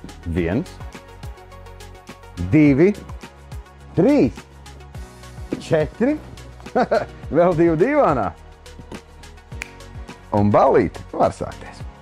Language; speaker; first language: Latvian; native; Latvian